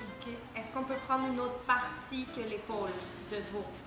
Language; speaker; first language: French; native; French